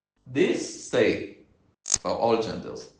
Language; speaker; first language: English; non-native, learner; Hebrew